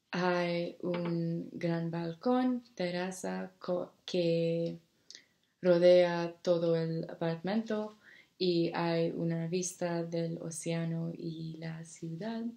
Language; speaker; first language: Spanish; non-native, learner; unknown